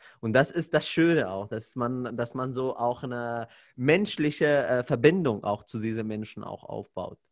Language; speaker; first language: German; non-native, fluent; Arabic